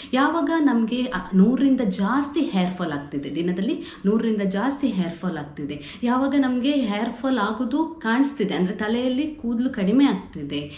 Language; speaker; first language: Kannada; non-native, local second language; Tulu